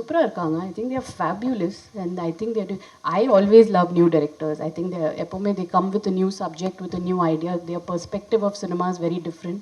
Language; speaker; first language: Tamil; non-native, fluent; Hindi